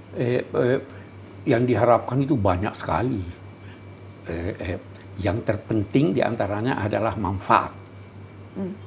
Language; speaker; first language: Indonesian; native; Indonesian